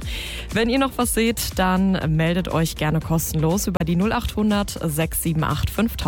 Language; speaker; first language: German; native; German